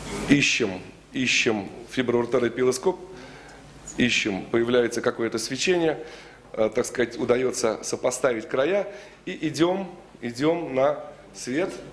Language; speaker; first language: Russian; native; Russian